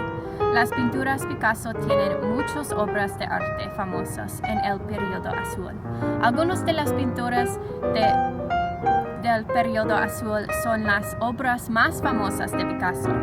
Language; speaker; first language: Spanish; non-native, learner; English